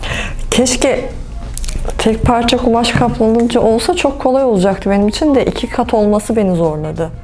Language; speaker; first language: Turkish; native; Turkish